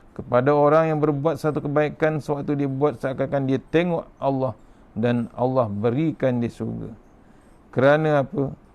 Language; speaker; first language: Malay; native; Malay